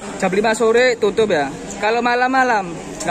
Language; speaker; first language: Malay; non-native, local second language; Javanese